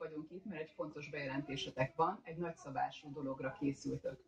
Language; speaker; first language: Hungarian; native; Hungarian